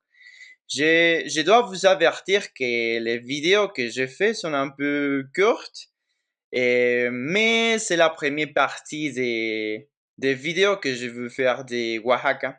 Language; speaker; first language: French; non-native, fluent; Spanish